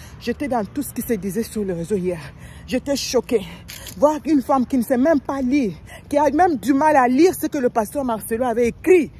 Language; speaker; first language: French; non-native, local second language; Lingala